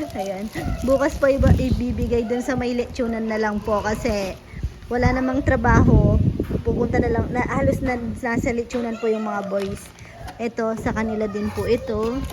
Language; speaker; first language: Filipino; native; Filipino